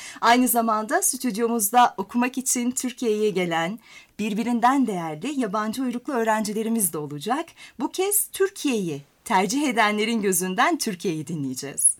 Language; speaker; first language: Turkish; native; Turkish